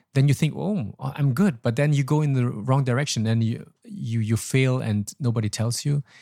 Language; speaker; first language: English; non-native, fluent; German